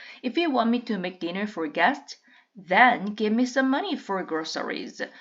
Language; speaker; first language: English; non-native, fluent; Korean